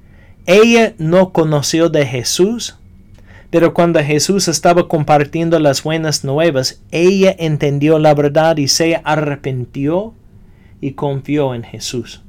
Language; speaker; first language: Spanish; non-native, fluent; English